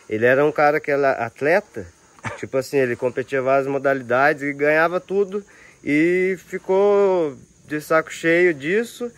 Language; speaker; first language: Portuguese; native; Portuguese